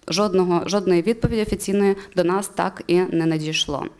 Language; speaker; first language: Ukrainian; native; Ukrainian